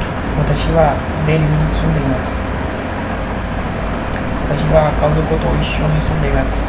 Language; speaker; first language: Japanese; non-native, learner; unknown